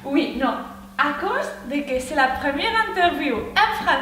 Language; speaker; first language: French; non-native, learner; Spanish